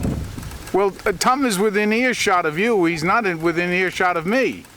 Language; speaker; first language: English; native; English